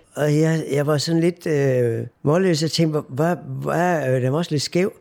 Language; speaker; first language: Danish; native; Danish